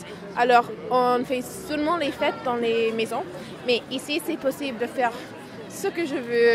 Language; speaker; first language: French; non-native, fluent; English